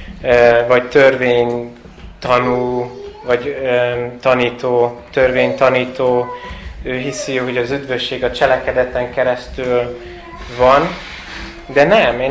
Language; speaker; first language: Hungarian; non-native, fluent; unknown